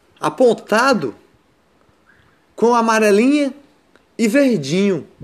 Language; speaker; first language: Portuguese; native; Portuguese